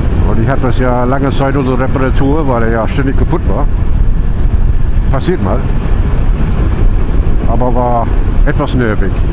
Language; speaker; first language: German; non-native, fluent; English